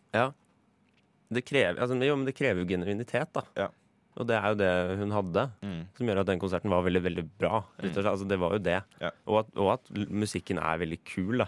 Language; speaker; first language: Norwegian; native; Norwegian